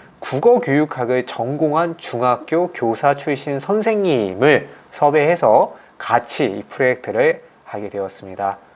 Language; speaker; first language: Korean; native; Korean